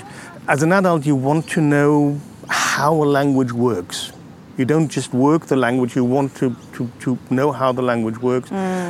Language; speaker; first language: English; non-native, fluent; German